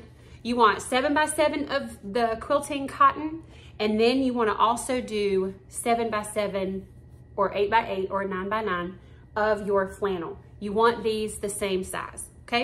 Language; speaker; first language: English; native; English